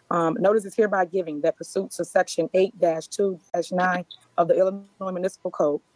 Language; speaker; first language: English; native; English